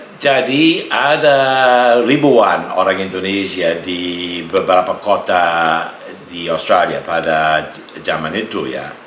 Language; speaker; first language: Indonesian; non-native, fluent; English